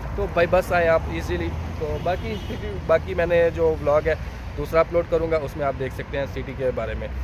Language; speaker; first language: Urdu; non-native, local second language; Punjabi